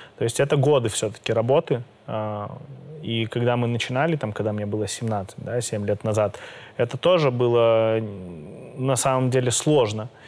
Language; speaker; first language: Russian; native; Russian